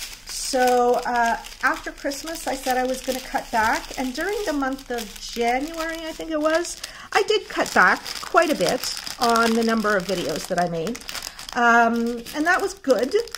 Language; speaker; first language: English; native; English